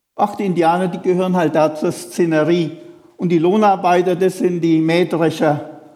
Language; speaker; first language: German; native; German